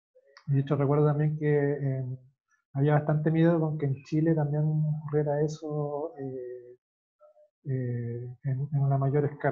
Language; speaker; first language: Spanish; native; Spanish